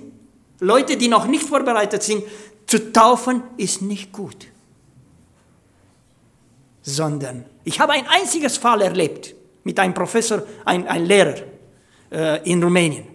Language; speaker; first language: German; non-native, fluent; Romanian